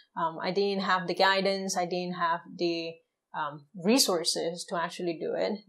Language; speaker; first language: English; non-native, fluent; Spanish